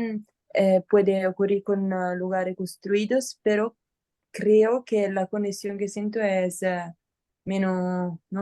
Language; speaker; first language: Spanish; non-native, learner; Italian